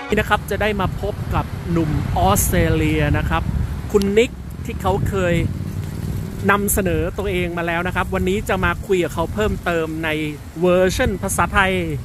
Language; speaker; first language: Thai; native; Thai